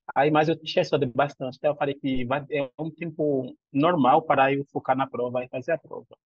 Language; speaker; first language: Portuguese; non-native, fluent; Haitian Creole